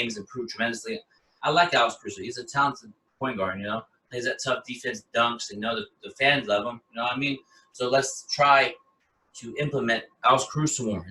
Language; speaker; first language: English; native; English